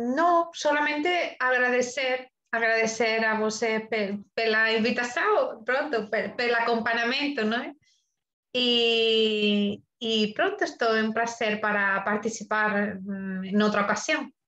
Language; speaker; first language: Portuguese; non-native, learner; Spanish